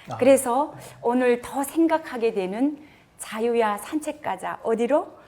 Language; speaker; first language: Korean; native; Korean